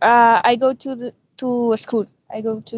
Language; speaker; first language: English; non-native, learner; Spanish